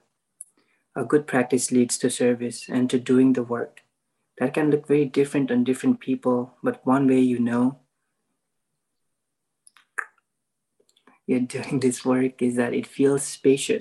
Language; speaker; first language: English; non-native, local second language; Nepali